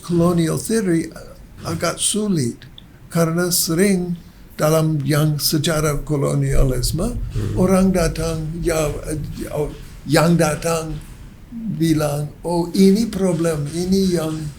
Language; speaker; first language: Indonesian; non-native, learner; English